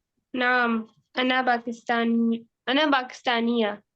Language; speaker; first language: Arabic; non-native, learner; Urdu